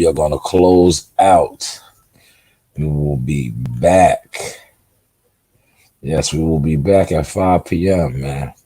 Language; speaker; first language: English; native; English